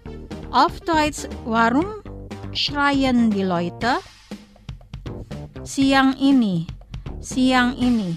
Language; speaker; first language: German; non-native, fluent; Indonesian